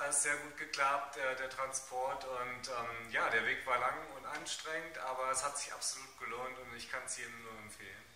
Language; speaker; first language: German; native; German